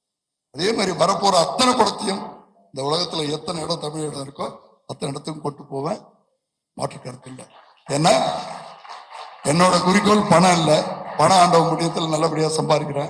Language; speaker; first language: Tamil; native; Tamil